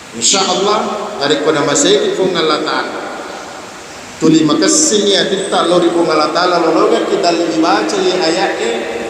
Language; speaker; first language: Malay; non-native, local second language; Buginese